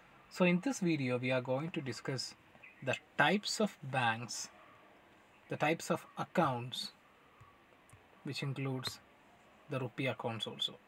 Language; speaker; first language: English; non-native, local second language; Malayalam